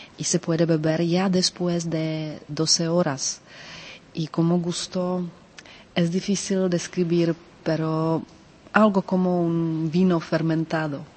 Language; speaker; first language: Spanish; non-native, fluent; Czech